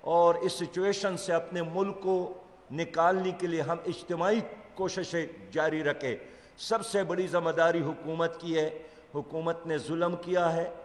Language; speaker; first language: Urdu; non-native, local second language; Pashto